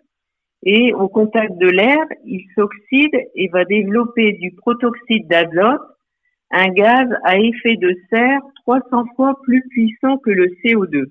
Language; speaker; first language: French; native; French